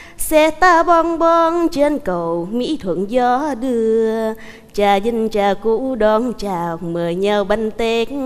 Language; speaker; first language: Vietnamese; native; Vietnamese